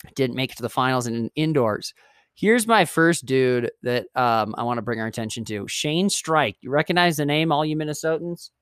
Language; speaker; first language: English; native; English